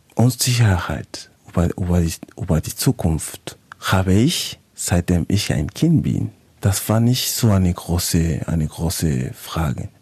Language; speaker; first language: German; non-native, fluent; Spanish